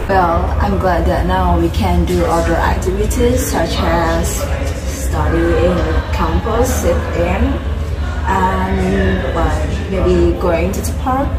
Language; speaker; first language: English; non-native, learner; Indonesian